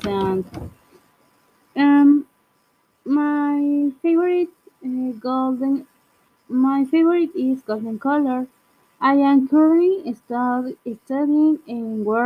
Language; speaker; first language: English; non-native, learner; Spanish